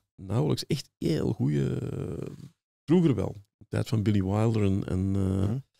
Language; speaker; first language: Dutch; native; Dutch